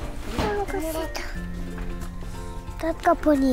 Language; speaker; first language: Estonian; native; Estonian